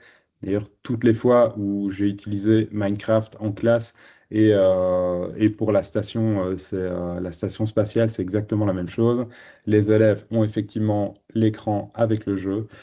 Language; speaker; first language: French; native; French